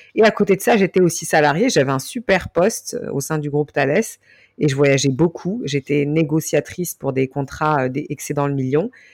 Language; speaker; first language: French; native; French